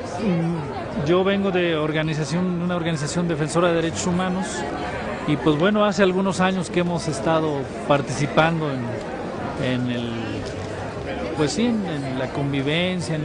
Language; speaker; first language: Spanish; native; Spanish